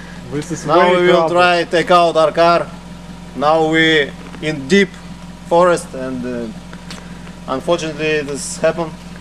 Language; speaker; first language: English; non-native, learner; Russian